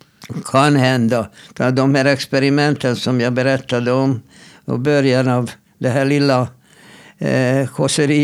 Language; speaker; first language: Swedish; non-native, fluent; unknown